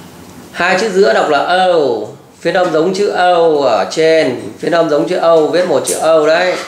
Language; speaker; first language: Vietnamese; native; Vietnamese